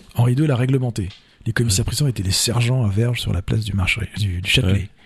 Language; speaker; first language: French; native; French